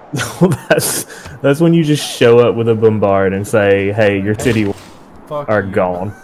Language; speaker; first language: English; native; English